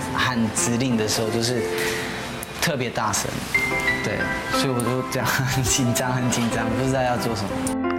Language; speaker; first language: Chinese; non-native, fluent; Korean